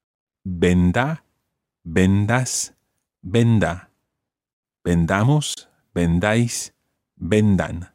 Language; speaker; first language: Spanish; non-native, fluent; English